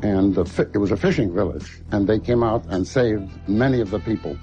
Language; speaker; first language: English; native; English